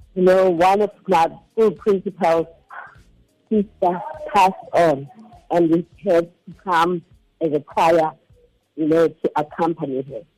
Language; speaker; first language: English; non-native, local second language; Xhosa